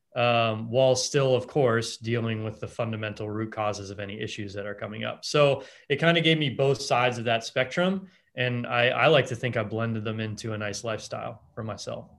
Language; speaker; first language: English; native; English